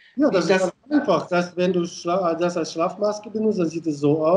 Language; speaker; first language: German; non-native, fluent; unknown